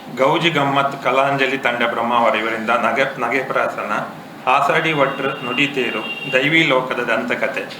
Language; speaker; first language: Kannada; native; Kannada